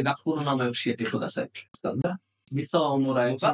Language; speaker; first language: Japanese; non-native, fluent; Bangla